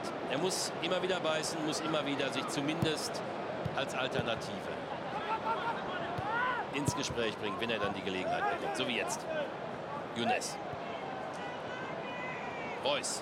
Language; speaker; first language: German; native; German